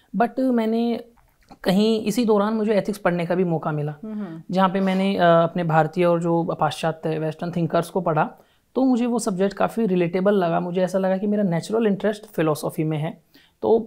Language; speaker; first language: Hindi; native; Hindi